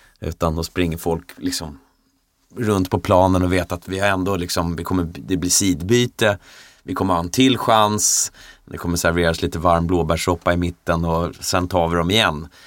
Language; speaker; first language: Swedish; native; Swedish